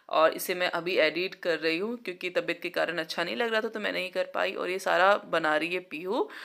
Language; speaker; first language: Hindi; non-native, local second language; Marathi